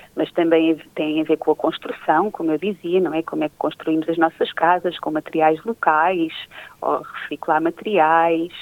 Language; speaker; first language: Portuguese; native; Portuguese